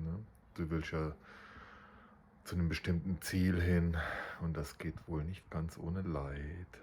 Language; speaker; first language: German; native; German